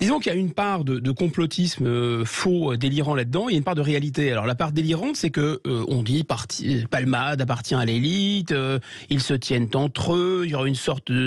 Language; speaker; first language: French; native; French